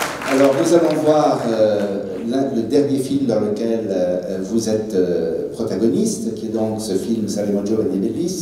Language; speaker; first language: French; native; French